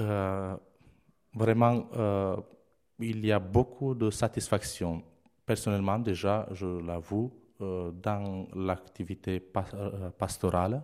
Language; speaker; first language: French; non-native, fluent; Romanian